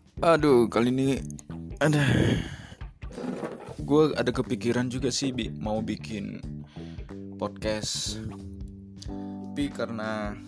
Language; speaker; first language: Indonesian; native; Indonesian